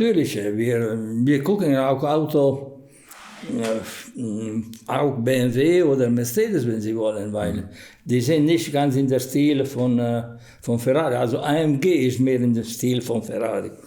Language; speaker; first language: German; non-native, fluent; Italian